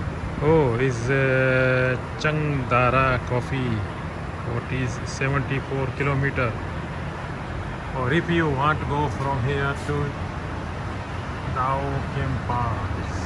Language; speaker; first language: English; non-native, learner; Urdu